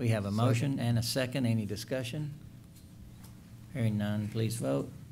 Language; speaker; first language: English; native; English